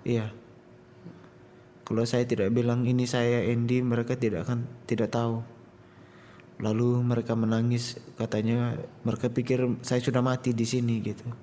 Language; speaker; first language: Indonesian; non-native, local second language; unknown